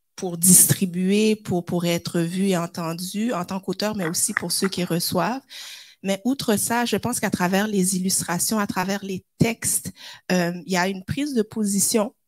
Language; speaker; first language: French; native; French